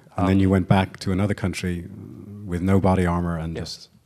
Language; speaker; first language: English; native; English